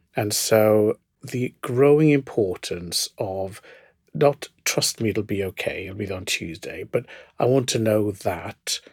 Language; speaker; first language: English; native; English